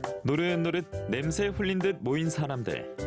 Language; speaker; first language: Korean; native; Korean